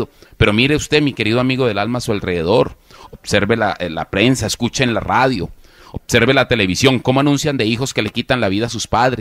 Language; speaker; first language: Spanish; native; Spanish